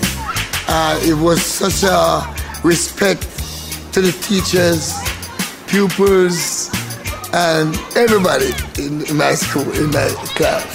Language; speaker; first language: English; non-native, local second language; Jamaican Creole English